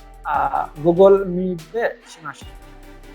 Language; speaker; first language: Japanese; non-native, learner; Bangla